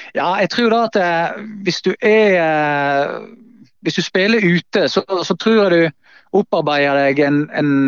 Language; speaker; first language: Norwegian; native; Norwegian